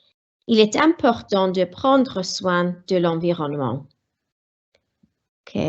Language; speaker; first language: French; non-native, fluent; Welsh